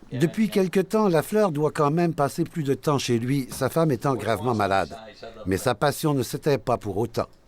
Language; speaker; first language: French; native; French